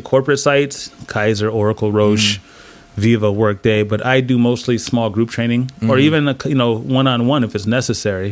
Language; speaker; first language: English; native; English